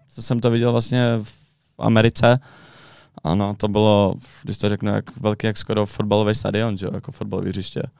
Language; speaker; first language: Czech; native; Czech